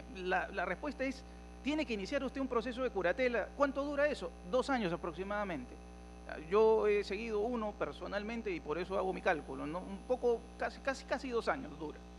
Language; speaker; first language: Spanish; native; Spanish